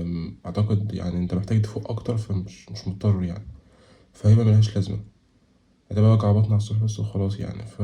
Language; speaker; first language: Arabic; native; Arabic